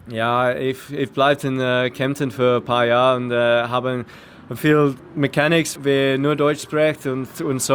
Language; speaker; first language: German; non-native, learner; English